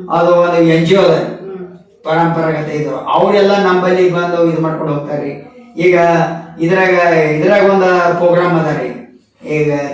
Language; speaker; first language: Kannada; native; Kannada